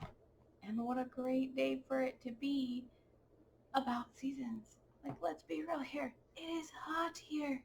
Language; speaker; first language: English; native; English